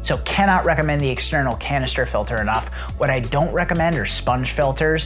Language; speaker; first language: English; native; English